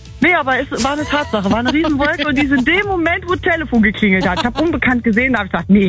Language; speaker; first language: German; native; German